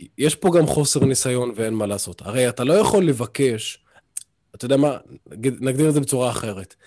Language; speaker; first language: Hebrew; non-native, local second language; Arabic